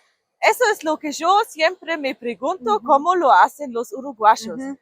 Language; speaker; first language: Spanish; non-native, fluent; German